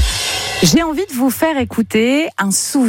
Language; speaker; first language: French; native; French